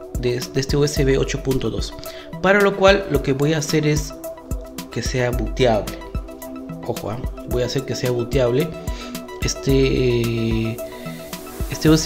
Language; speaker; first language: Spanish; native; Spanish